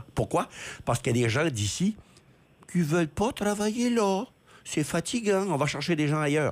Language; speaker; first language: French; native; French